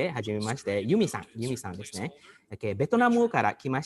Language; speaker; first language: Japanese; non-native, fluent; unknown